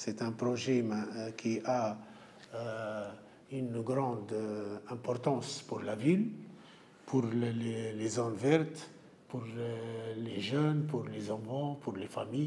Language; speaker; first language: French; non-native, local second language; Arabic